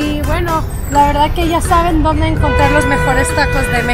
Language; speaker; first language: Spanish; non-native, fluent; French